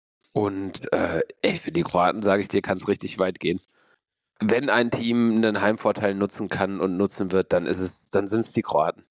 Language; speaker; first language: German; native; German